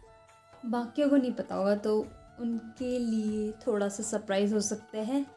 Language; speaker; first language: Hindi; native; Hindi